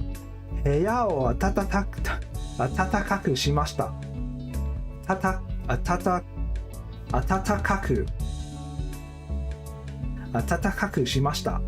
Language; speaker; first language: Japanese; non-native, learner; English